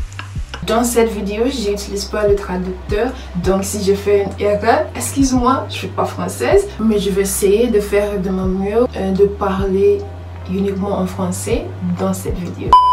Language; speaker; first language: French; non-native, learner; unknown